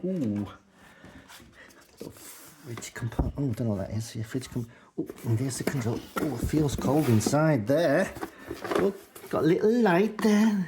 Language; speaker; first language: English; native; English